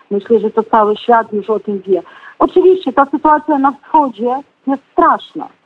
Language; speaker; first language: Polish; non-native, fluent; Ukrainian